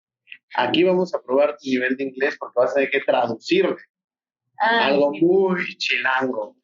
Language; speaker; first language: Spanish; native; Spanish